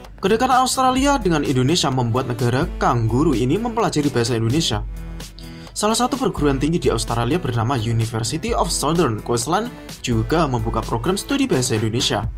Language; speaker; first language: Indonesian; native; Indonesian